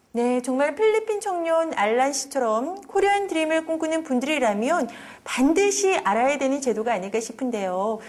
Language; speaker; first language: Korean; native; Korean